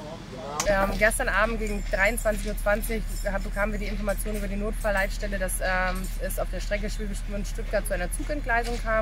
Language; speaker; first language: German; native; German